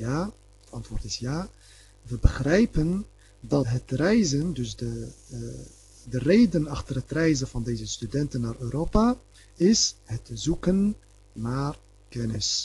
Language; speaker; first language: Dutch; non-native, fluent; Arabic